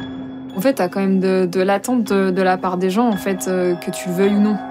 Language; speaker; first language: French; native; French